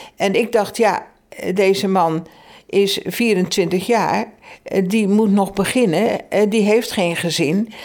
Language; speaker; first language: Dutch; native; Dutch